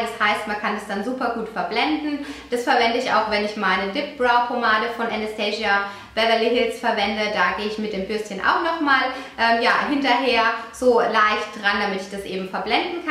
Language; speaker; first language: German; native; German